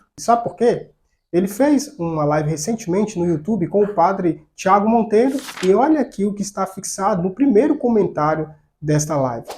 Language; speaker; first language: Portuguese; native; Portuguese